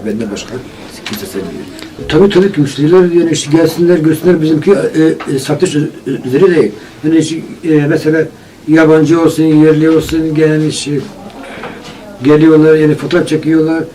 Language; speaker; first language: Turkish; non-native, local second language; Kurdish